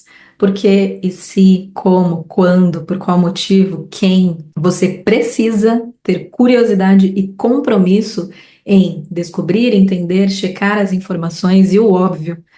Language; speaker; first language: Portuguese; native; Portuguese